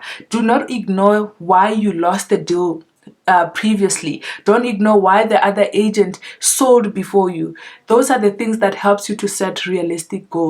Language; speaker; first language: English; non-native, local second language; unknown